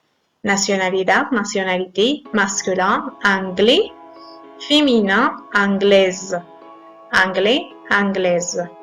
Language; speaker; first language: French; non-native, fluent; Spanish